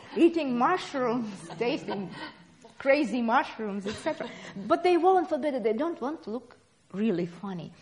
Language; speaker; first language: English; non-native, fluent; Russian